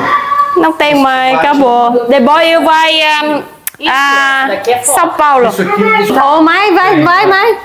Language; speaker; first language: Portuguese; non-native, learner; Vietnamese